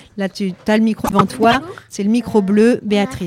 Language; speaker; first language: French; native; French